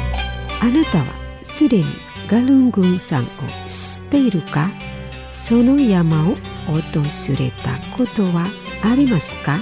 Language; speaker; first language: Japanese; non-native, fluent; Indonesian